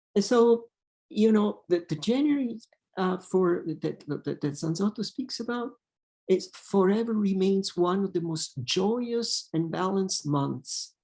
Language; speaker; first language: English; non-native, fluent; Italian